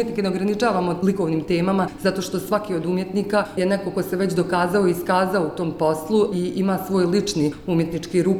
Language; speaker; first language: Croatian; native; Croatian